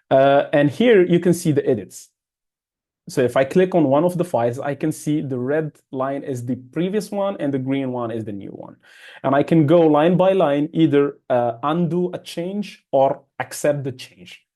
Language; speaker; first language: English; non-native, fluent; Arabic